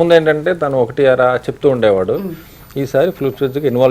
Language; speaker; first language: Telugu; native; Telugu